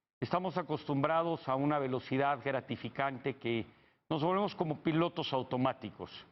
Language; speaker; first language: Spanish; native; Spanish